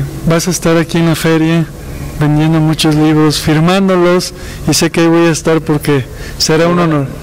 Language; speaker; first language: Spanish; native; Spanish